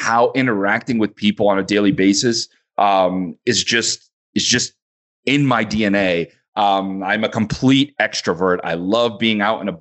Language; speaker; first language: English; native; English